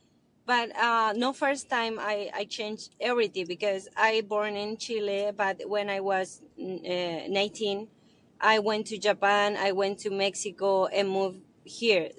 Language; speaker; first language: English; non-native, learner; Spanish